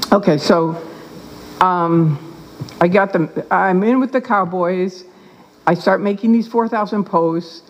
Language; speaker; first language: English; native; English